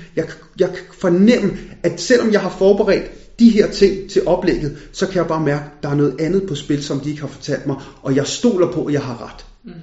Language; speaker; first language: Danish; early bilingual, other home language; Punjabi